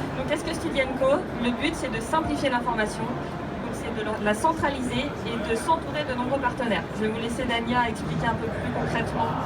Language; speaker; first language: French; native; French